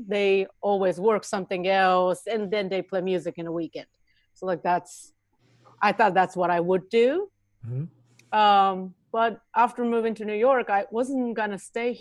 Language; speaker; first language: English; non-native, fluent; Japanese